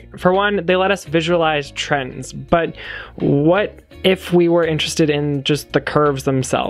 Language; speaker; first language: English; native; English